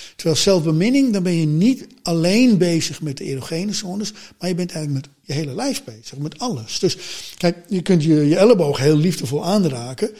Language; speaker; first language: Dutch; native; Dutch